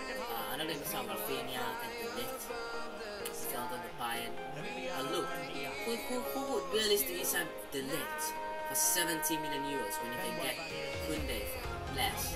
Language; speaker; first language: English; native; English